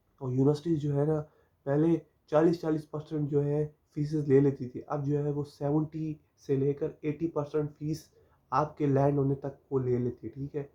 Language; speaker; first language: Urdu; non-native, local second language; Punjabi